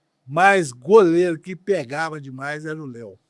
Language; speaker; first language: Portuguese; native; Portuguese